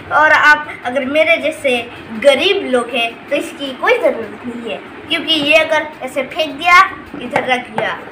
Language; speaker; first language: Hindi; non-native, local second language; Assamese